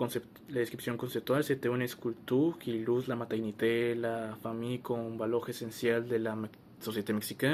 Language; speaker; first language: French; non-native, learner; Spanish